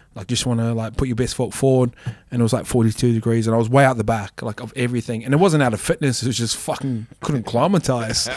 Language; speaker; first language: English; native; English